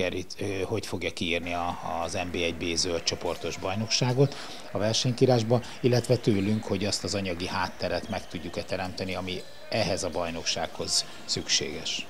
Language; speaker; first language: Hungarian; native; Hungarian